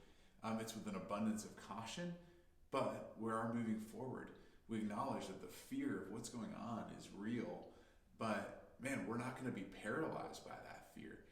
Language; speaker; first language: English; native; English